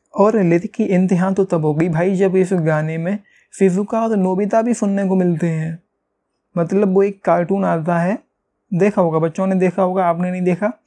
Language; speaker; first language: Hindi; native; Hindi